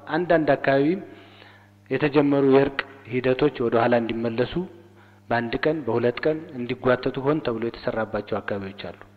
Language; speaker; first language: Amharic; native; Amharic